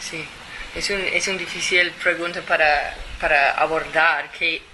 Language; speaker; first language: Spanish; non-native, fluent; English